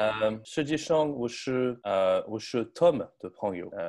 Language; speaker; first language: Chinese; non-native, learner; French